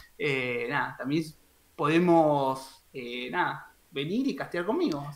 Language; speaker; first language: Spanish; native; Spanish